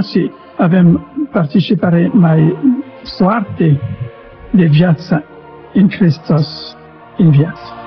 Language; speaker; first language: Romanian; non-native, learner; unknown